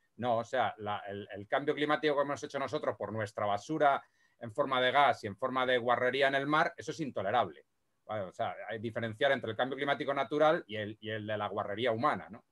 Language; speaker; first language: Spanish; native; Spanish